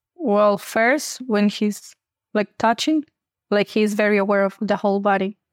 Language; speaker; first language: English; non-native, fluent; Spanish